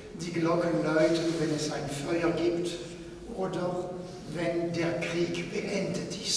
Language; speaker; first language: German; non-native, fluent; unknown